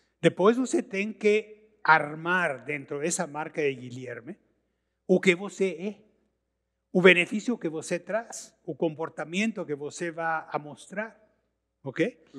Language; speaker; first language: Portuguese; non-native, learner; Spanish